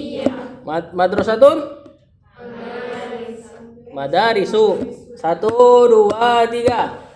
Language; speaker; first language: Arabic; non-native, fluent; Indonesian